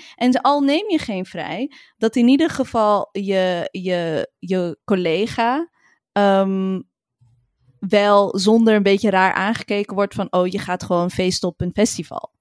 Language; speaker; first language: Dutch; early bilingual, other home language; Arabic